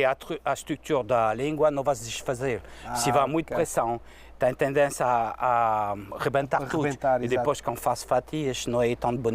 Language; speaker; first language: Portuguese; non-native, learner; French